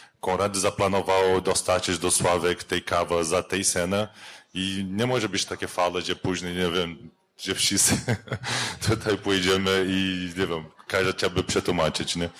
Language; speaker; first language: Polish; non-native, learner; Portuguese